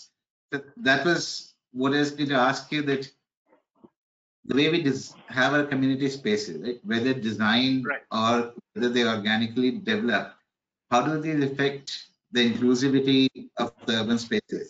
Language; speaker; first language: English; non-native, local second language; Hindi